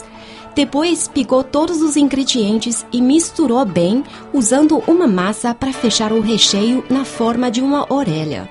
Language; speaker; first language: Portuguese; non-native, fluent; Chinese